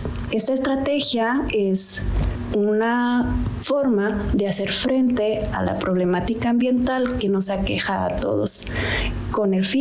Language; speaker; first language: Spanish; native; Spanish